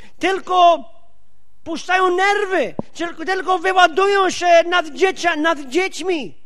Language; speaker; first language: Polish; non-native, fluent; English